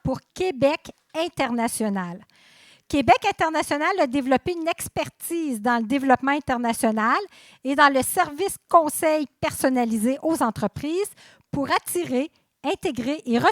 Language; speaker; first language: French; native; French